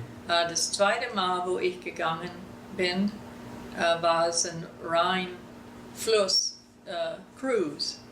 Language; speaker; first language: German; early bilingual, heritage; German